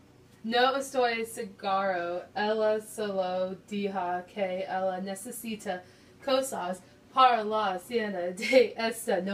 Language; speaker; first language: Spanish; non-native, learner; English